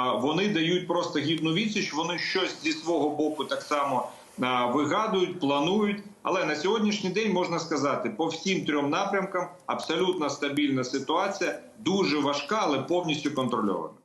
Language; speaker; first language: Ukrainian; native; Ukrainian